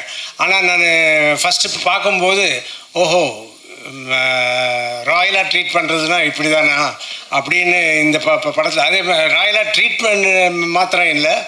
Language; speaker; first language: Tamil; non-native, local second language; Telugu